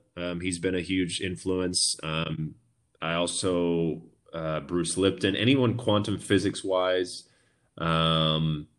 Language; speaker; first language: English; native; English